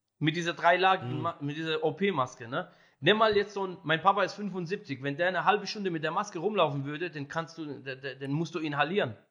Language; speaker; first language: German; early bilingual, other home language; Arabic